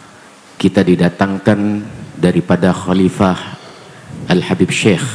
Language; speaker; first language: Indonesian; native; Indonesian